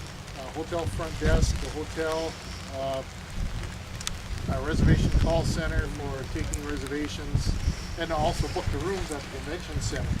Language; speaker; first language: English; native; English